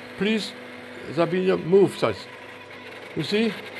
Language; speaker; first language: English; non-native, learner; German